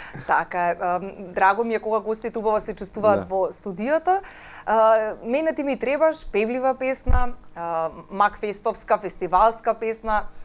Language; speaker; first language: Macedonian; native; Macedonian